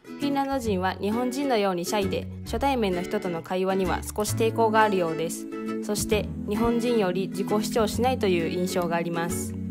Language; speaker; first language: Japanese; native; Japanese